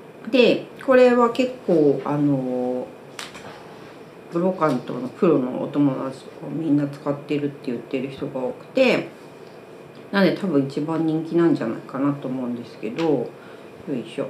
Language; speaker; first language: Japanese; native; Japanese